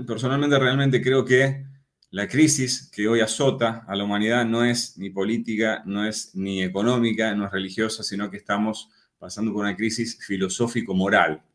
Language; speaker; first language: Spanish; native; Spanish